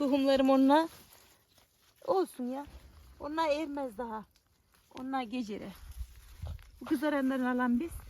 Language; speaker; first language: Turkish; native; Turkish